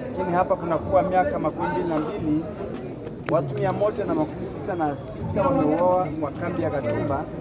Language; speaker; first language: Swahili; non-native, local second language; Kinyarwanda